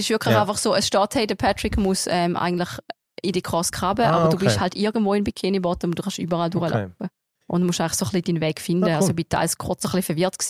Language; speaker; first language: German; native; German